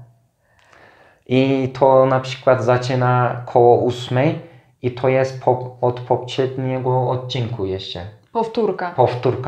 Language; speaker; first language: Polish; non-native, fluent; Turkish